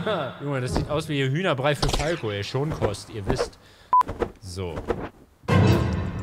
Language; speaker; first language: German; native; German